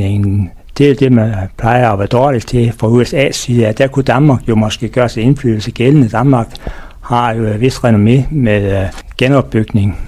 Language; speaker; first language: Danish; native; Danish